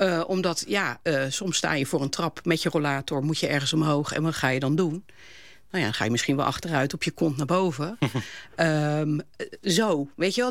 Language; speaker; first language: Dutch; native; Dutch